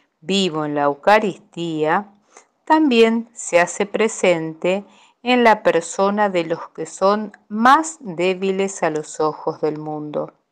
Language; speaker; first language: Spanish; native; Spanish